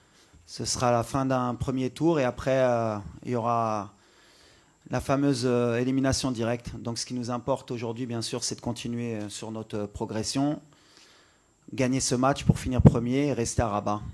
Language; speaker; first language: French; native; French